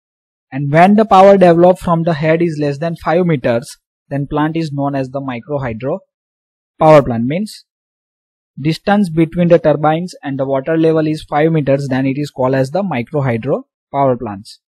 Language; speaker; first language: English; non-native, local second language; Gujarati